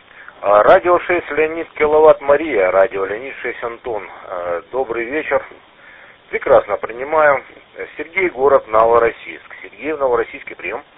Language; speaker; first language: Russian; native; Russian